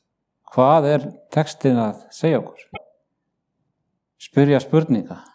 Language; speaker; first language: Icelandic; native; Icelandic